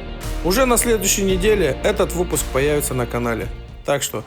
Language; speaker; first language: Russian; native; Russian